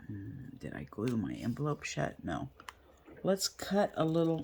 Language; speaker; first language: English; native; English